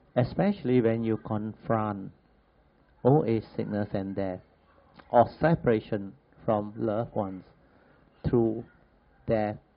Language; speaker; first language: English; non-native, local second language; Min Nan Chinese